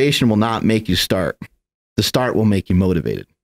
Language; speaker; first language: English; native; English